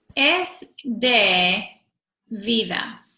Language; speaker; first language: Spanish; non-native, fluent; English